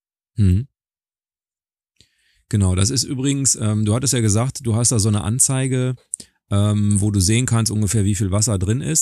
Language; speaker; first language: German; native; German